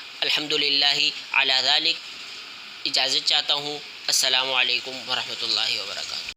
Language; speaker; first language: Urdu; native; Urdu